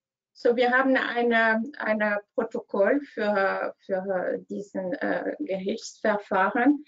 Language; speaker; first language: German; non-native, learner; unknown